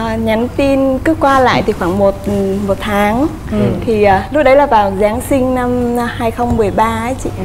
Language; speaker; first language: Vietnamese; native; Vietnamese